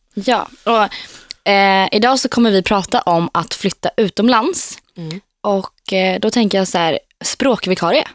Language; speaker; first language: Swedish; native; Swedish